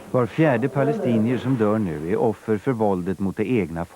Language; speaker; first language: Swedish; native; Swedish